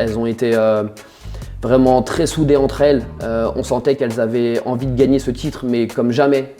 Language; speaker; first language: French; native; French